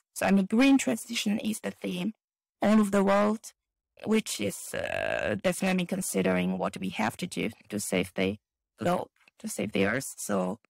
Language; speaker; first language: English; non-native, fluent; Chinese